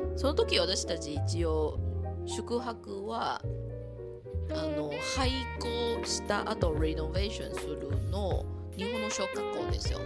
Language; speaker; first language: Japanese; non-native, fluent; Chinese